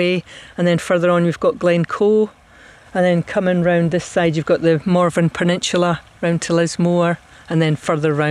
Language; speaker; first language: English; native; English